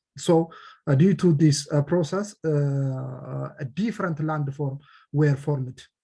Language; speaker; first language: English; non-native, local second language; Amharic